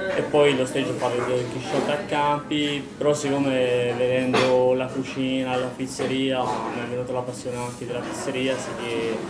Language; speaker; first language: Italian; non-native, fluent; Albanian